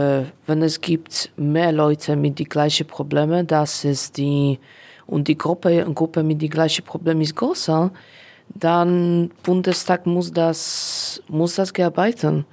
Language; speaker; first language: German; non-native, learner; Polish